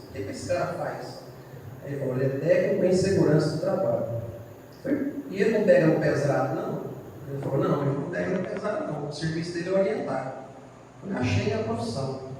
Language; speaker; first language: Portuguese; native; Portuguese